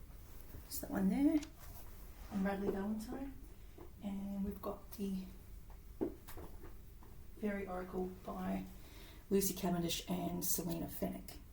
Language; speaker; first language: English; native; English